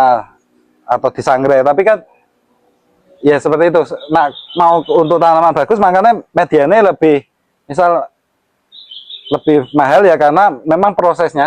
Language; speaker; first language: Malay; non-native, local second language; Javanese